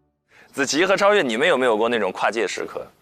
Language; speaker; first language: Chinese; native; Chinese